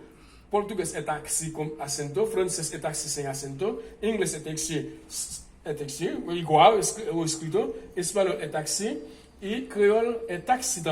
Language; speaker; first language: Portuguese; non-native, fluent; Haitian Creole